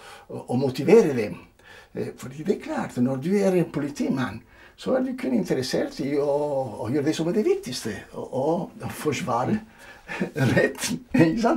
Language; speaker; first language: Norwegian; non-native, fluent; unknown